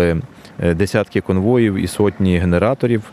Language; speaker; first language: Ukrainian; native; Ukrainian